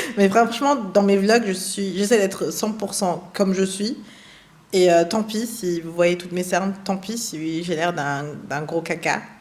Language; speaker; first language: French; early bilingual, other home language; German